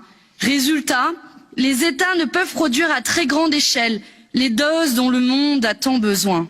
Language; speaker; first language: French; native; French